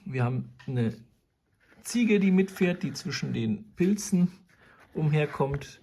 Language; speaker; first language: German; native; German